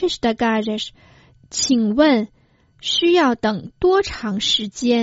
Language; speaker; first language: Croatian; non-native, fluent; Chinese